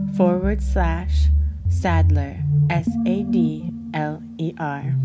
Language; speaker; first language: English; native; English